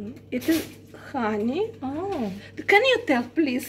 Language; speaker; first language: English; non-native, learner; Russian